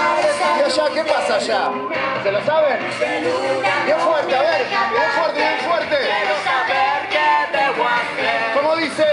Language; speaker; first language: Spanish; native; Spanish